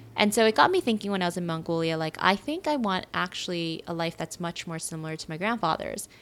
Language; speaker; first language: English; native; English